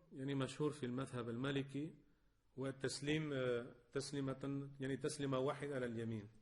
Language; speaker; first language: Arabic; non-native, fluent; Spanish